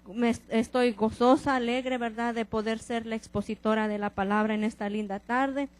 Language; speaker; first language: Spanish; native; Spanish